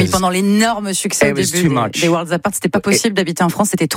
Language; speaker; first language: French; native; French